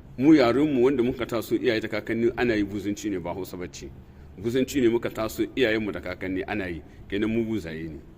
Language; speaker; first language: Hausa; non-native, local second language; Tamasheq